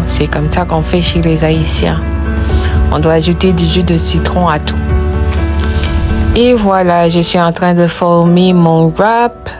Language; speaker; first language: French; non-native, local second language; Haitian Creole